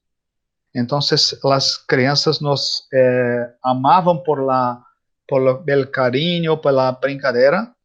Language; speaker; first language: Spanish; non-native, learner; Portuguese